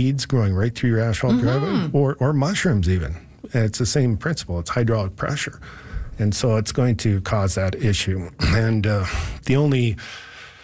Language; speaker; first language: English; native; English